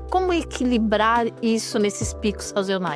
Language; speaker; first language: Portuguese; native; Portuguese